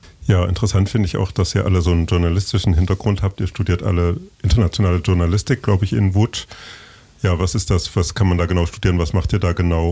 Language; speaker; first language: German; native; German